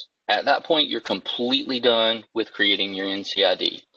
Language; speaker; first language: English; native; English